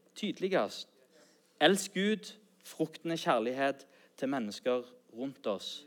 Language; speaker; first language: Norwegian; native; Norwegian